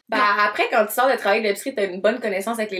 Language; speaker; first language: French; native; French